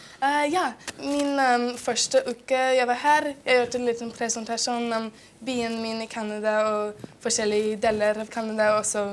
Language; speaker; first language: Norwegian; non-native, fluent; English